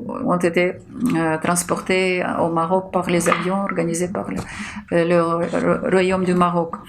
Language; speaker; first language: French; non-native, fluent; Ukrainian